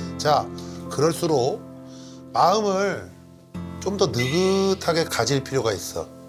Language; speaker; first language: Korean; native; Korean